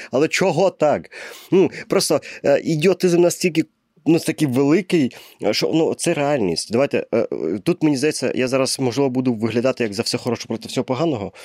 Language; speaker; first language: Ukrainian; non-native, local second language; Russian